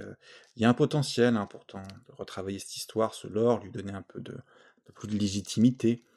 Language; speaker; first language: French; native; French